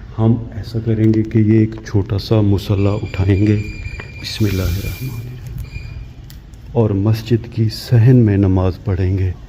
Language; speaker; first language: Urdu; non-native, local second language; Punjabi